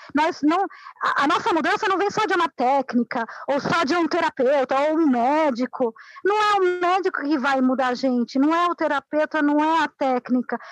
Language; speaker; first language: Portuguese; non-native, fluent; Spanish